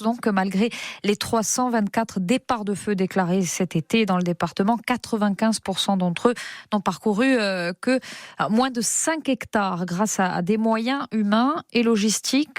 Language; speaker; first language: French; native; French